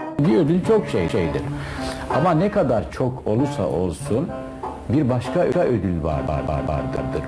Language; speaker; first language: Turkish; native; Turkish